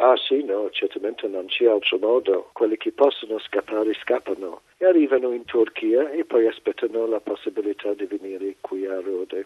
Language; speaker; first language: Italian; non-native, fluent; English